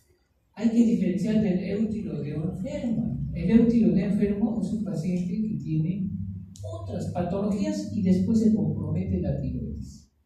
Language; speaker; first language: Spanish; native; Spanish